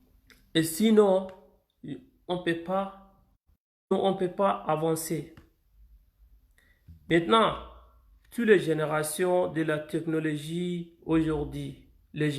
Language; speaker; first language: French; non-native, fluent; Arabic